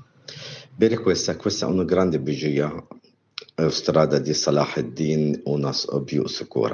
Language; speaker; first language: Italian; non-native, learner; Arabic